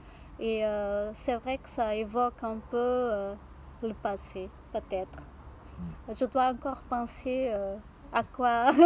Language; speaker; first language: French; non-native, fluent; Portuguese